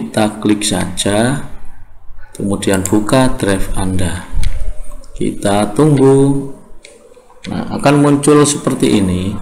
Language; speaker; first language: Indonesian; native; Indonesian